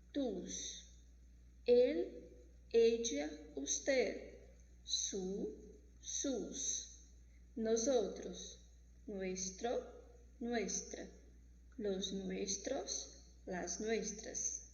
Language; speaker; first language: Spanish; non-native, fluent; Portuguese